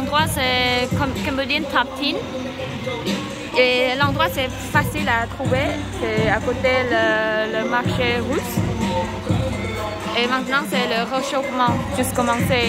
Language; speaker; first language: French; non-native, learner; Khmer